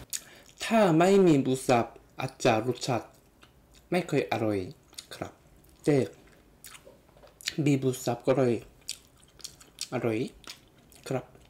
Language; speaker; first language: Thai; non-native, learner; Korean